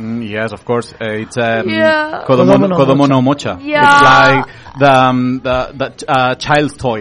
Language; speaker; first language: English; non-native, fluent; Spanish